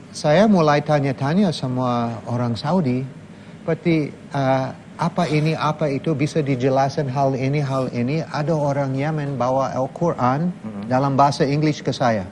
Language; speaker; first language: Indonesian; non-native, learner; English